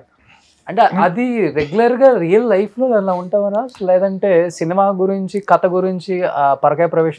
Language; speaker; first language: Telugu; native; Telugu